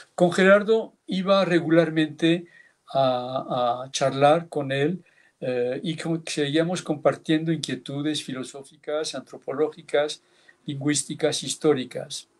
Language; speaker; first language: Spanish; early bilingual, heritage; Basque